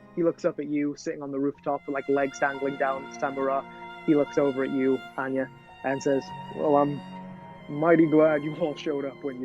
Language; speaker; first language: English; native; English